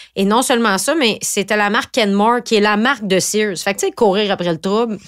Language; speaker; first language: French; native; French